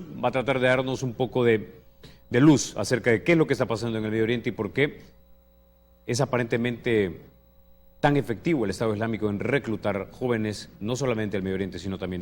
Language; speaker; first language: Spanish; native; Spanish